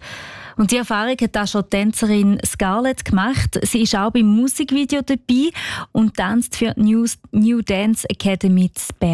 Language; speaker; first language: German; native; German